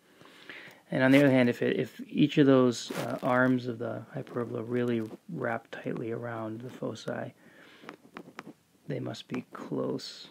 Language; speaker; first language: English; native; English